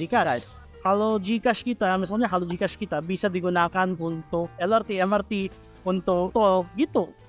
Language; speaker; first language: Indonesian; non-native, fluent; Filipino